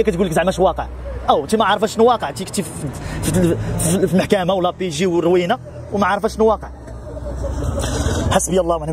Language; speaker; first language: Arabic; native; Arabic